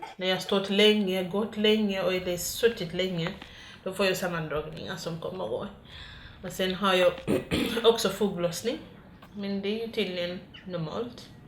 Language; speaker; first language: Swedish; non-native, fluent; Ganda